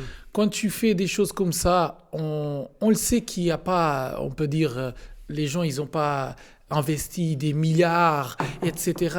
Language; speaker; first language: French; non-native, learner; Portuguese